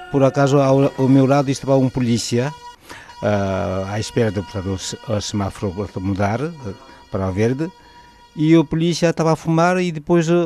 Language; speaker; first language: Portuguese; non-native, fluent; Korean